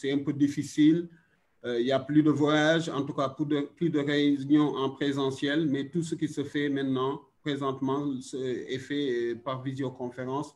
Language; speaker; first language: French; non-native, local second language; Wolof